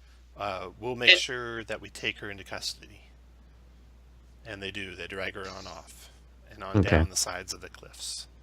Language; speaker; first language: English; native; English